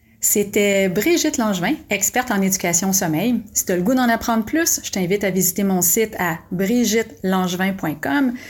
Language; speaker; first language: French; native; French